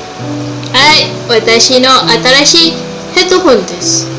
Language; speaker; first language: Japanese; non-native, learner; Malay